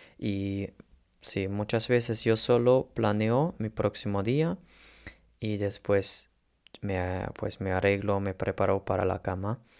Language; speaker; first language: Spanish; non-native, learner; German